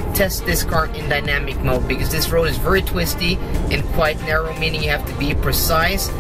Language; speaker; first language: English; non-native, fluent; Norwegian